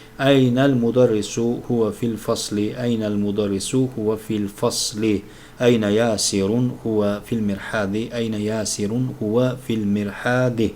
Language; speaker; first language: Arabic; non-native, fluent; Turkish